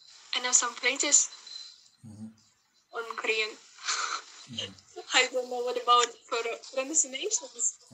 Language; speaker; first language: English; non-native, learner; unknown